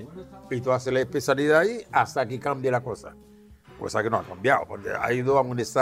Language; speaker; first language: Spanish; non-native, fluent; Haitian Creole